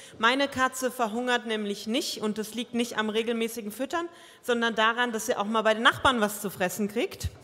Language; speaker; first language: German; early bilingual, other home language; Croatian